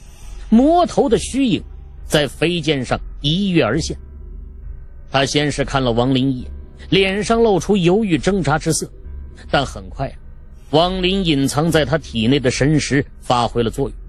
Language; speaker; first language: Chinese; native; Chinese